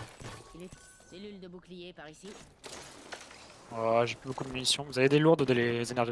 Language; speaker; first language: French; native; French